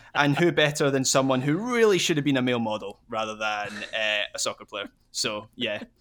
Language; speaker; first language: English; native; English